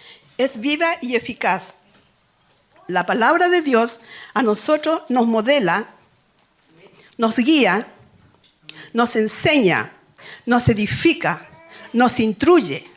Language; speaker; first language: Spanish; native; Spanish